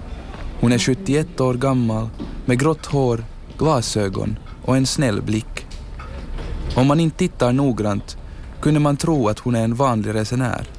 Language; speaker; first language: Swedish; native; Swedish